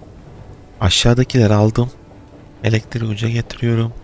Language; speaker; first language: Turkish; native; Turkish